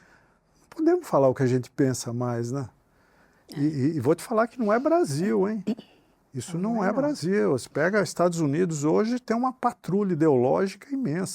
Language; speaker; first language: Portuguese; native; Portuguese